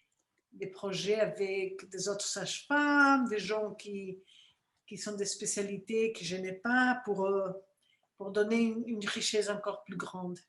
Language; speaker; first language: French; non-native, fluent; Spanish